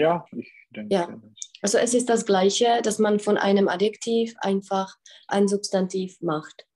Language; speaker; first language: German; non-native, fluent; Czech